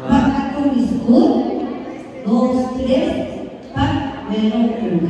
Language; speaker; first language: English; non-native, learner; Korean